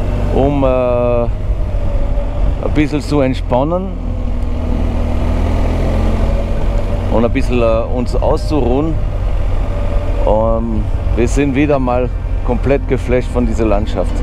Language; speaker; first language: German; non-native, fluent; French